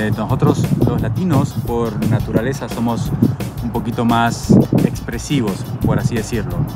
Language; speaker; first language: Spanish; native; Spanish